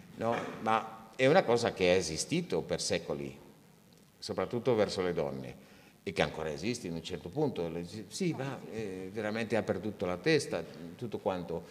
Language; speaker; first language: Italian; non-native, fluent; Spanish